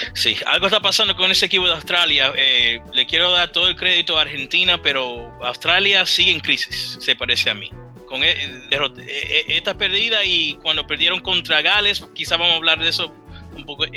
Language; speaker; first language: Spanish; early bilingual, heritage; Spanish